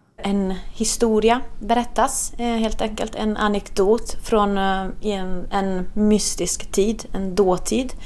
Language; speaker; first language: Swedish; non-native, fluent; Italian